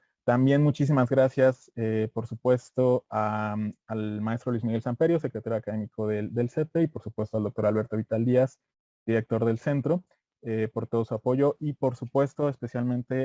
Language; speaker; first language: Spanish; native; Spanish